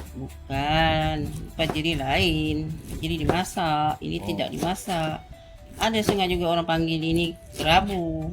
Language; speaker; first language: Malay; native; Malay